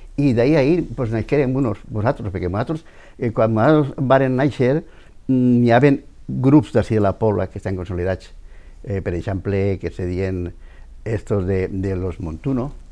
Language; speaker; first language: Catalan; native; Catalan